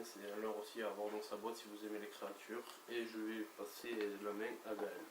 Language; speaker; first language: French; native; French